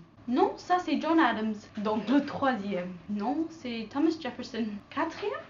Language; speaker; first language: French; non-native, learner; English